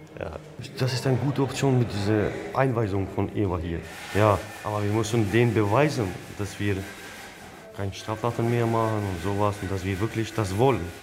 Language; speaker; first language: German; non-native, fluent; Albanian